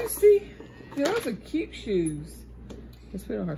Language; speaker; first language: English; native; English